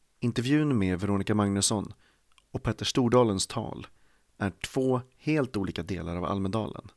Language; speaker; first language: Swedish; native; Swedish